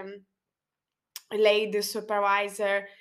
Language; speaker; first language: English; non-native, fluent; Lithuanian